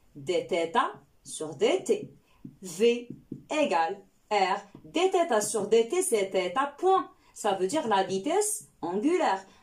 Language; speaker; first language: French; non-native, local second language; Arabic